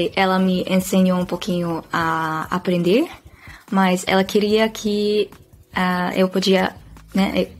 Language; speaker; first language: Portuguese; non-native, fluent; Dutch